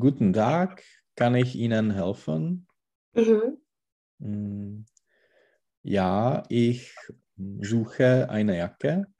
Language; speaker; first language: German; non-native, learner; Czech